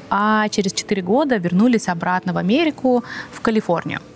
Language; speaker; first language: Russian; native; Russian